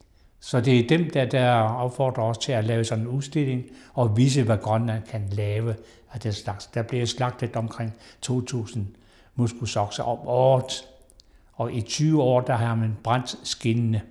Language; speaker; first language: Danish; non-native, local second language; Kalaallisut